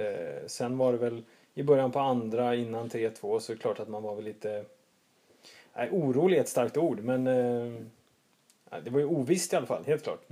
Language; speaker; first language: Swedish; native; Swedish